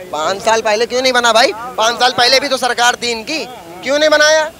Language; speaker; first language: Hindi; native; Hindi